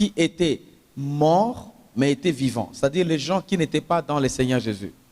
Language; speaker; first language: French; non-native, local second language; Swahili